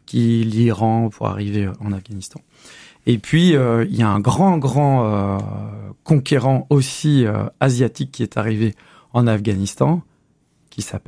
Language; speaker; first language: French; native; French